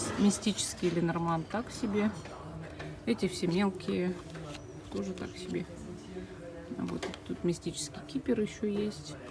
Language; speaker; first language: Russian; native; Russian